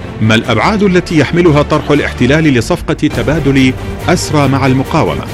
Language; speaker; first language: Arabic; native; Arabic